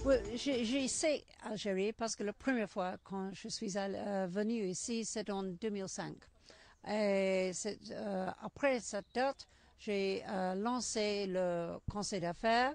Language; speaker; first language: French; non-native, learner; English